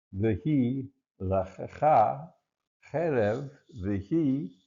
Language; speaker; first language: Hebrew; non-native, learner; English